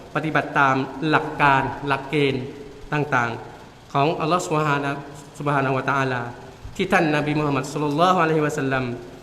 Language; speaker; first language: Thai; non-native, local second language; Malay